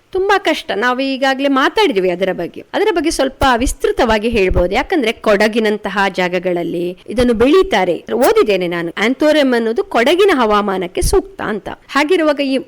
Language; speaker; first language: Kannada; native; Kannada